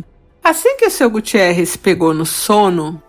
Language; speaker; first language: Portuguese; native; Portuguese